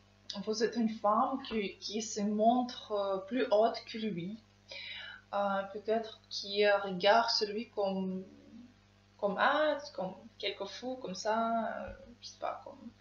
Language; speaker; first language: French; non-native, learner; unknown